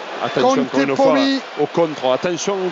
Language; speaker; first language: French; native; French